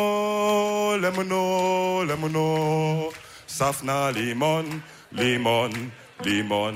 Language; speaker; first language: German; early bilingual, other home language; Wolof